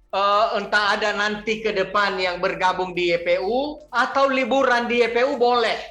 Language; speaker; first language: Indonesian; native; Indonesian